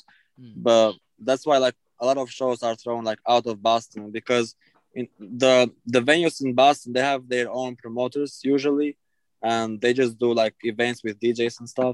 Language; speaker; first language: English; non-native, fluent; Albanian